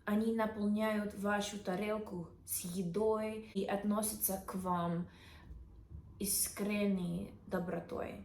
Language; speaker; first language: Russian; non-native, learner; English